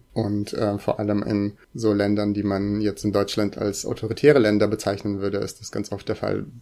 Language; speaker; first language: German; early bilingual, other home language; Russian